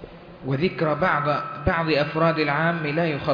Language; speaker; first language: Arabic; native; Arabic